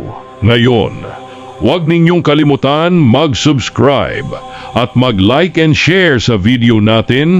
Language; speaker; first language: Filipino; native; Filipino